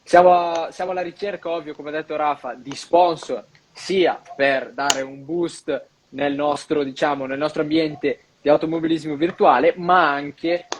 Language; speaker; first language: Italian; non-native, fluent; Portuguese